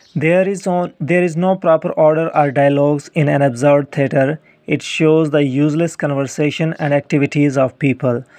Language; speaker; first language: English; non-native, local second language; Urdu